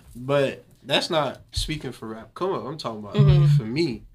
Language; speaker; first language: English; early bilingual, other home language; Haitian Creole